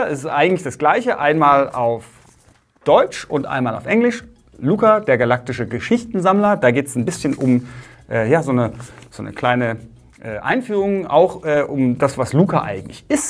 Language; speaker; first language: German; native; German